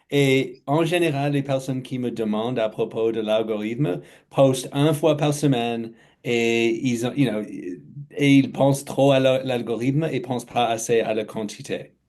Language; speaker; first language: French; non-native, fluent; English